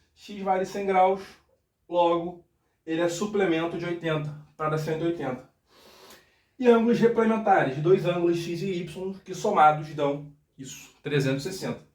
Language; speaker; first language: Portuguese; native; Portuguese